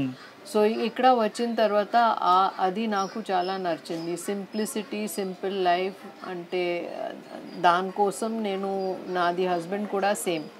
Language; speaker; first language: Telugu; non-native, learner; Hindi